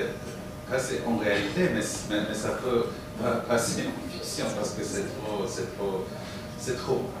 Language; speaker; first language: French; non-native, fluent; English